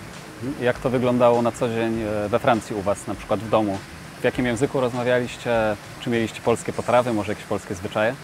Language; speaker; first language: Polish; native; Polish